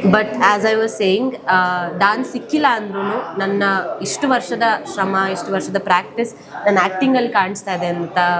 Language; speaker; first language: Kannada; native; Kannada